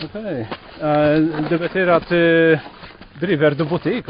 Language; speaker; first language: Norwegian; non-native, learner; Polish